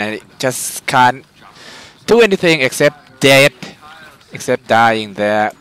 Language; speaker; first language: English; non-native, fluent; Thai